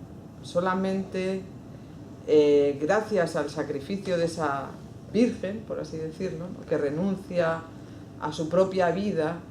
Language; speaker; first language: Spanish; native; Spanish